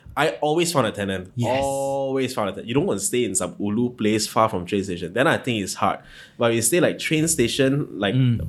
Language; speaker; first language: English; non-native, local second language; Cantonese